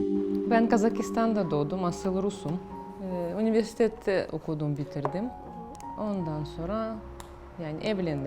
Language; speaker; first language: Turkish; non-native, fluent; Russian